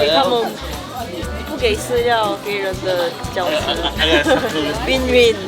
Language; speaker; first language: Chinese; non-native, fluent; Korean